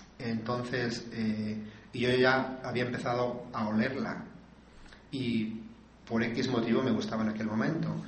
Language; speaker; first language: Spanish; native; Spanish